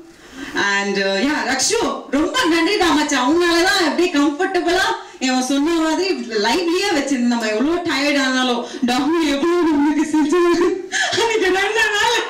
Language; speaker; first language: Tamil; non-native, local second language; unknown